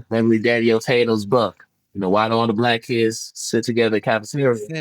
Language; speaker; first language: English; early bilingual, other home language; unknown